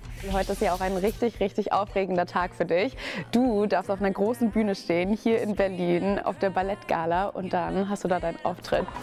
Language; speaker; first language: German; native; German